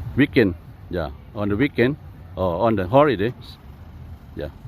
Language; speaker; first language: English; non-native, fluent; Lao